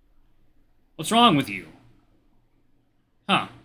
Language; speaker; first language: English; native; English